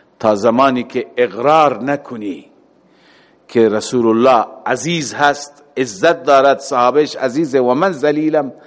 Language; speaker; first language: Persian; native; Persian